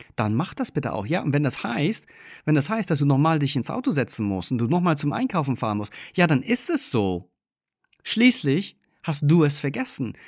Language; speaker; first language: German; non-native, fluent; English